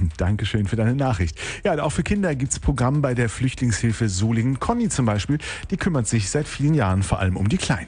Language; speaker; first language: German; native; German